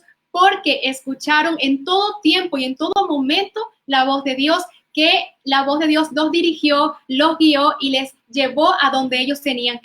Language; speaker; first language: Spanish; native; Spanish